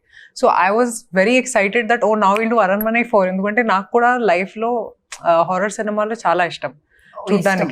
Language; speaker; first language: Telugu; non-native, fluent; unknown